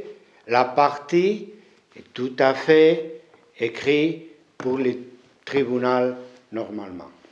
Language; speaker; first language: French; non-native, fluent; Spanish